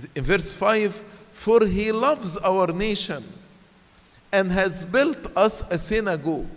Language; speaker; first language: English; non-native, fluent; Arabic